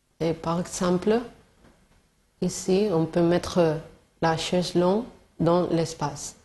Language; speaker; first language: French; non-native, learner; Spanish